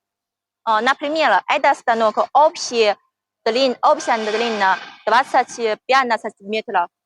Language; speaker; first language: Russian; non-native, learner; Chinese